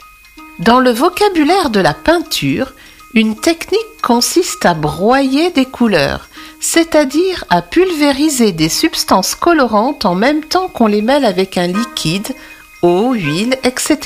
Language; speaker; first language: French; native; French